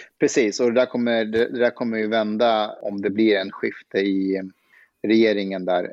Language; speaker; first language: Swedish; early bilingual, other home language; Persian